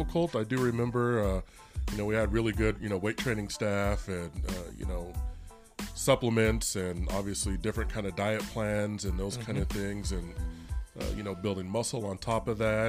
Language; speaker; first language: English; native; English